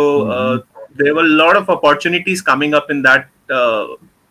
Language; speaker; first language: English; non-native, local second language; Hindi